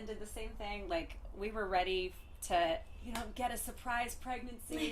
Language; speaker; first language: English; native; English